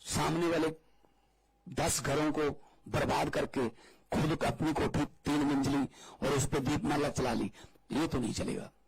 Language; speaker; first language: Hindi; non-native, local second language; Punjabi